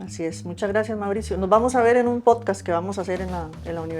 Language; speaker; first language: Spanish; native; Spanish